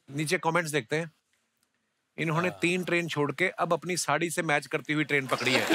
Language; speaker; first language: Hindi; native; Hindi